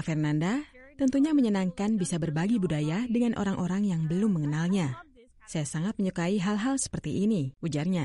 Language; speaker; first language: Indonesian; native; Indonesian